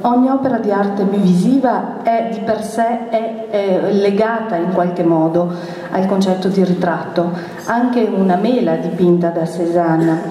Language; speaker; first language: Italian; native; Italian